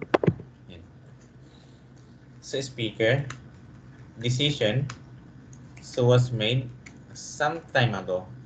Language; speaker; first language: English; non-native, local second language; Filipino